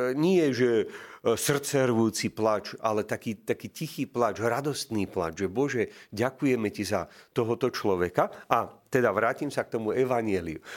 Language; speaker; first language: Slovak; native; Slovak